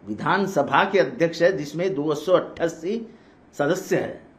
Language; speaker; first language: Hindi; non-native, local second language; Marathi